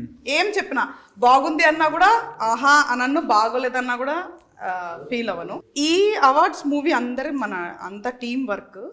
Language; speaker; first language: Telugu; native; Telugu